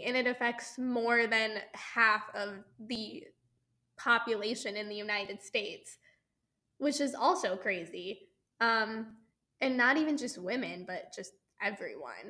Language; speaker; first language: English; native; English